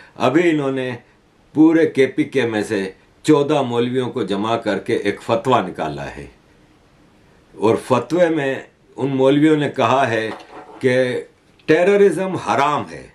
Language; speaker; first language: Urdu; native; Urdu